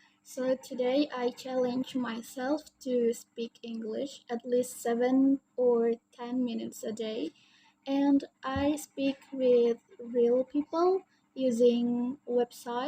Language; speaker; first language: English; non-native, learner; Indonesian